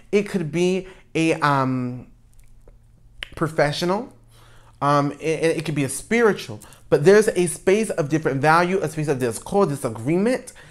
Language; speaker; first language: English; native; English